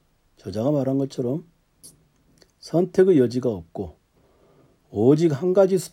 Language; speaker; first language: Korean; native; Korean